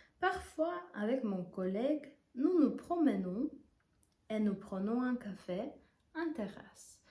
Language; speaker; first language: French; non-native, fluent; Ukrainian